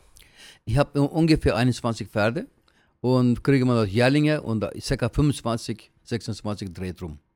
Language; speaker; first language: German; non-native, learner; Turkish